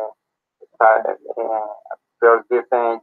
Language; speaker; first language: English; non-native, learner; Spanish